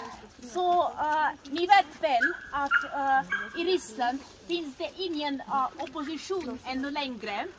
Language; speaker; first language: Swedish; non-native, fluent; Russian